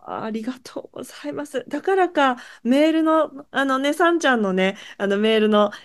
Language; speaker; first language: Japanese; native; Japanese